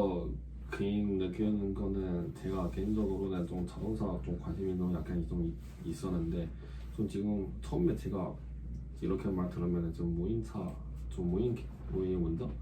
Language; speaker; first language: Korean; non-native, learner; Chinese